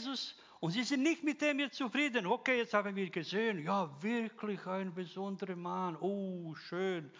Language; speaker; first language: German; non-native, fluent; Croatian